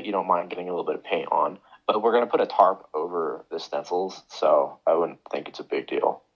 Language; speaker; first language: English; native; English